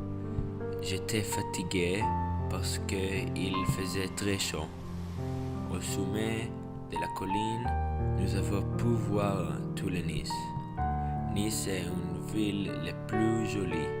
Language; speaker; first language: French; non-native, learner; English